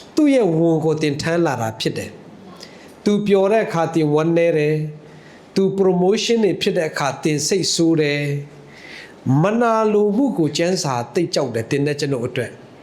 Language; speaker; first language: Burmese; non-native, local second language; Hakha Chin